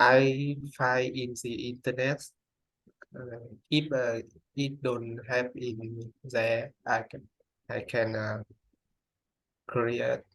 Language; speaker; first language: English; non-native, learner; Vietnamese